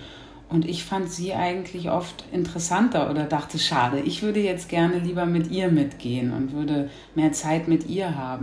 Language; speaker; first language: German; native; German